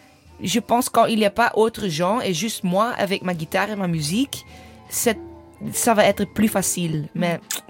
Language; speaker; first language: French; non-native, learner; English